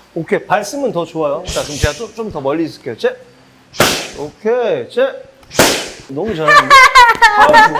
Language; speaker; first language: Korean; non-native, learner; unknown